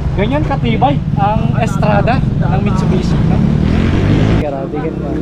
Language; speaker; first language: Filipino; non-native, local second language; Pampanga